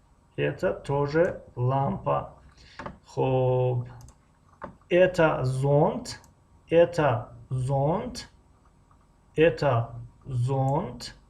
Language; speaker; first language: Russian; non-native, fluent; Tajik